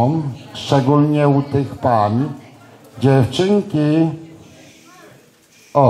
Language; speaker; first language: Polish; native; Polish